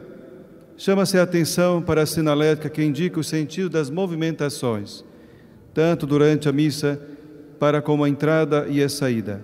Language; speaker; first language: Portuguese; native; Portuguese